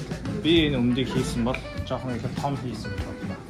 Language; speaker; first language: Mongolian; non-native, learner; Korean